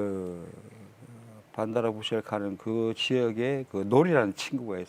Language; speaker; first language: Korean; native; Korean